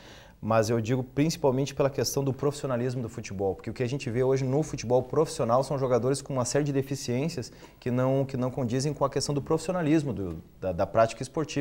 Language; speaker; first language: Portuguese; native; Portuguese